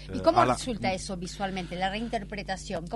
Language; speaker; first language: Spanish; native; Spanish